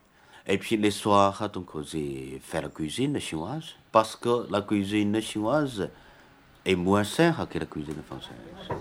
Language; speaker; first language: French; non-native, learner; Chinese